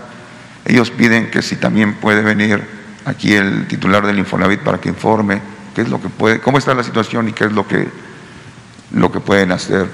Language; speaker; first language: Spanish; native; Spanish